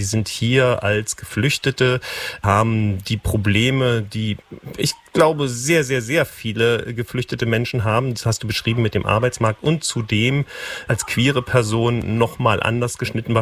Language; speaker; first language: German; native; German